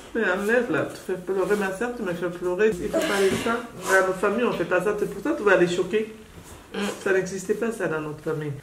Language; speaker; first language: French; non-native, fluent; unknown